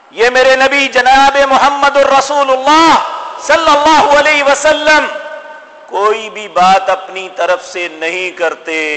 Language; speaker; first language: Urdu; non-native, local second language; Punjabi